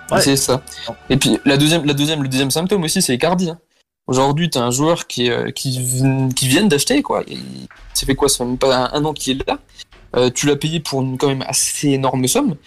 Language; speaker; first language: French; native; French